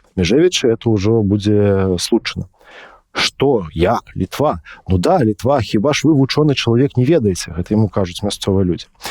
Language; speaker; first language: Belarusian; non-native, local second language; Russian